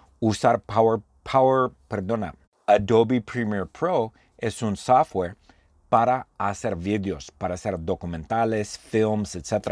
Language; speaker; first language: Spanish; non-native, fluent; English